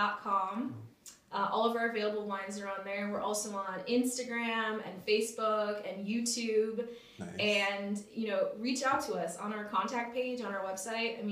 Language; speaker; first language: English; native; English